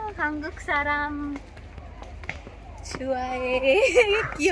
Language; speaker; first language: Korean; non-native, learner; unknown